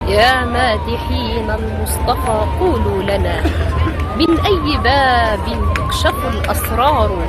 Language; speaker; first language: Arabic; native; Arabic